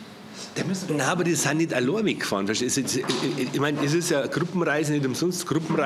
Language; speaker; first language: German; native; German